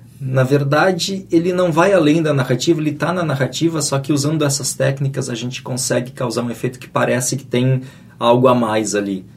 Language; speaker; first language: Portuguese; native; Portuguese